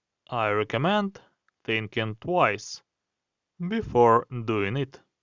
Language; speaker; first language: English; non-native, fluent; Ukrainian